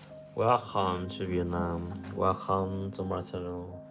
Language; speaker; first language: English; non-native, learner; Vietnamese